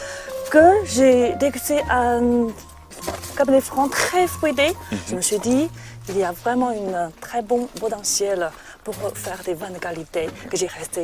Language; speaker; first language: French; non-native, fluent; Chinese